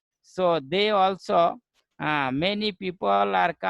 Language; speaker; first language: English; non-native, learner; Bangla